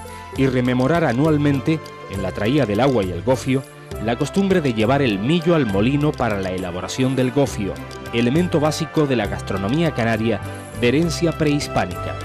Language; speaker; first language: Spanish; native; Spanish